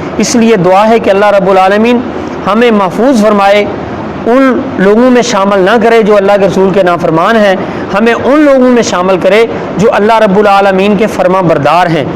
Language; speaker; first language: Urdu; non-native, local second language; Punjabi